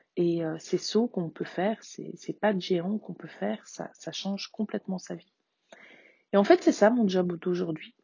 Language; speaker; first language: French; native; French